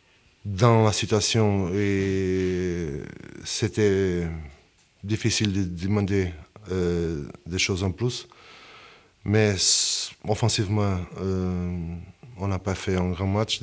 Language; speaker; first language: French; non-native, fluent; Portuguese